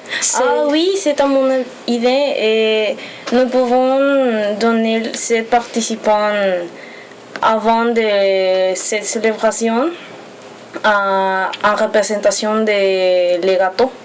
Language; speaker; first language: French; non-native, learner; Spanish